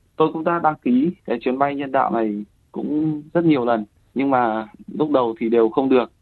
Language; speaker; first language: Vietnamese; native; Vietnamese